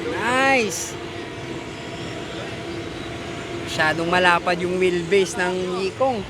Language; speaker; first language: Filipino; native; Filipino